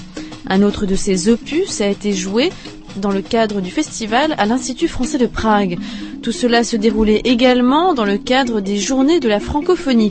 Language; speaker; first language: French; non-native, fluent; Czech